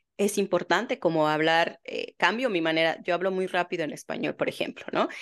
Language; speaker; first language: Spanish; native; Spanish